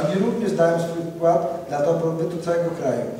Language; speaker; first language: Polish; native; Polish